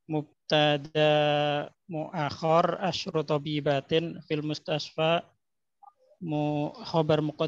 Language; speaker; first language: Arabic; non-native, learner; Indonesian